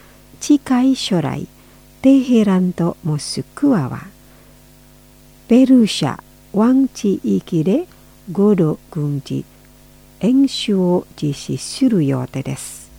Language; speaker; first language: Japanese; non-native, fluent; Indonesian